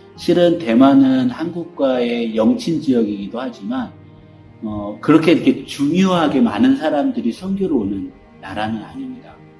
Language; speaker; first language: Korean; native; Korean